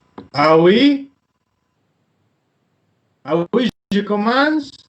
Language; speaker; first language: French; non-native, fluent; Spanish